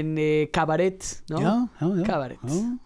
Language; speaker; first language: Swedish; non-native, learner; Spanish